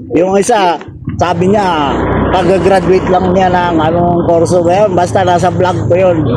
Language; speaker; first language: Filipino; native; Filipino